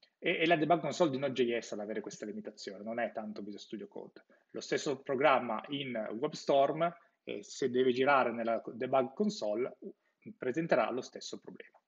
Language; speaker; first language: Italian; native; Italian